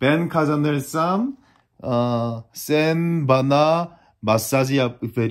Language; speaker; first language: Turkish; non-native, learner; Korean